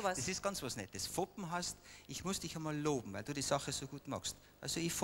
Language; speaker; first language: German; native; German